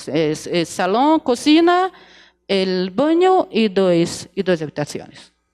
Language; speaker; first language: Spanish; non-native, fluent; Portuguese